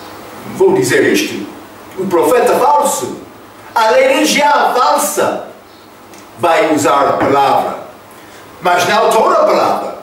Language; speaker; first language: Portuguese; non-native, fluent; English